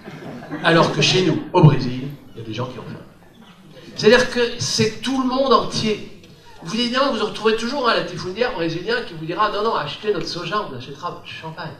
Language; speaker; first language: French; native; French